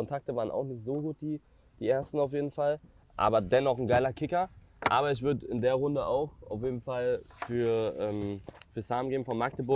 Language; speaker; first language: German; native; German